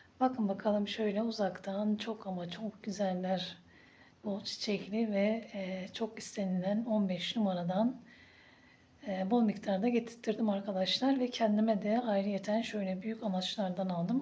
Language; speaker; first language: Turkish; native; Turkish